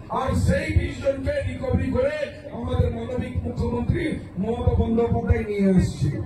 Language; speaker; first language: Bangla; non-native, local second language; Hindi